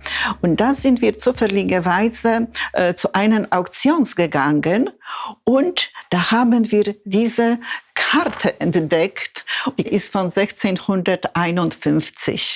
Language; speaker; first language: German; non-native, fluent; Polish